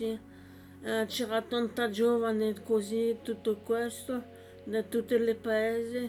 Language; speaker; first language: Italian; non-native, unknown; French